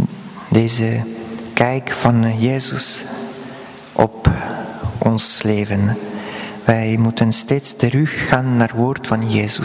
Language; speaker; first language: Dutch; non-native, fluent; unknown